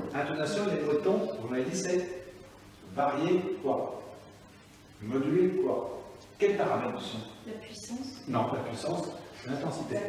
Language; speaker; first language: French; native; French